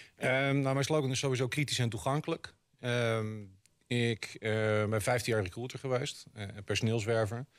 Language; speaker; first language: Dutch; native; Dutch